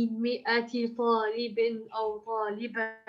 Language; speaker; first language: Arabic; non-native, learner; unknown